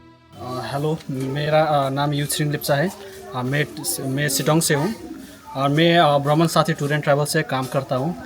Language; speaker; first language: Hindi; non-native, local second language; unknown